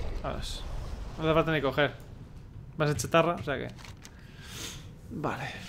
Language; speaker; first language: Spanish; native; Spanish